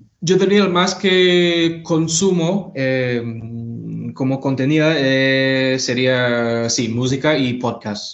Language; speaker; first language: Spanish; non-native, fluent; English